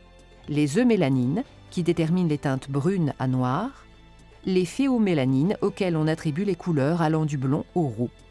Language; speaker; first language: French; native; French